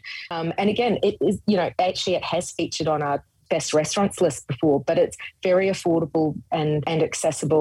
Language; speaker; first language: English; native; English